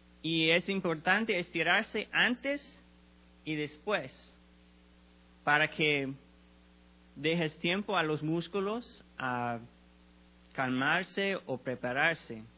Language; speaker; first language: Spanish; non-native, learner; English